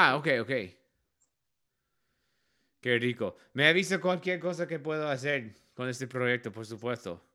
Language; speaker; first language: Spanish; non-native, learner; English